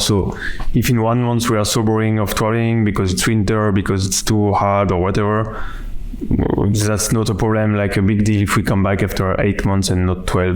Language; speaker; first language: English; non-native, fluent; French